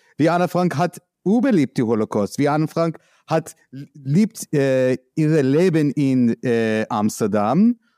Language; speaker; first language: German; non-native, learner; English